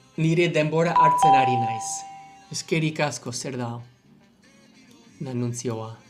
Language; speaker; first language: Basque; non-native, learner; English